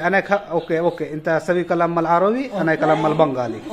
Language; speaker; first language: Arabic; non-native, learner; Bangla